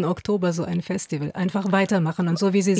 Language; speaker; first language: German; native; German